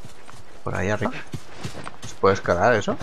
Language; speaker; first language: Spanish; native; Spanish